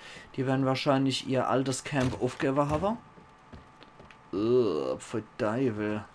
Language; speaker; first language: German; native; German